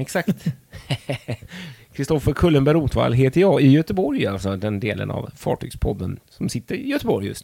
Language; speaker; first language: Swedish; native; Swedish